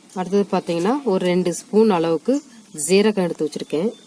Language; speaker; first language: Tamil; native; Tamil